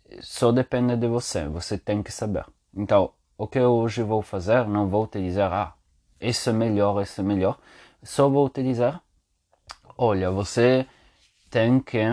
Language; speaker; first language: Portuguese; non-native, learner; Spanish